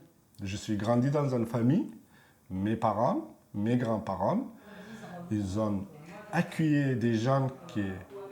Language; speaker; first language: French; non-native, learner; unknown